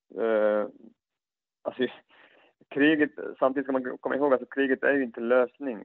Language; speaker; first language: Swedish; non-native, fluent; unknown